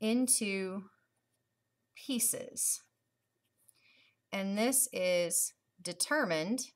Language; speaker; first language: English; native; English